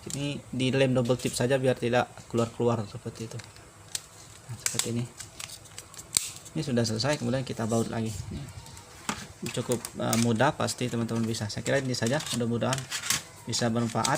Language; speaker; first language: Indonesian; native; Indonesian